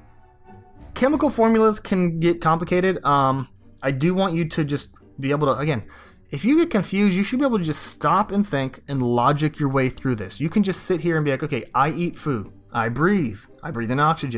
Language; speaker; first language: English; native; English